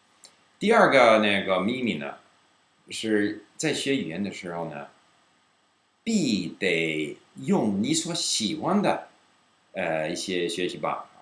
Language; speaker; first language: Chinese; non-native, fluent; English